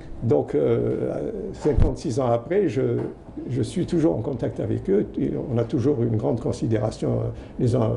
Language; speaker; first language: French; non-native, local second language; Arabic